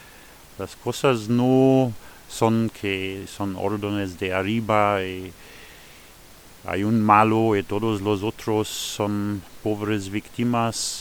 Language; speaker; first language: Spanish; non-native, fluent; Luxembourgish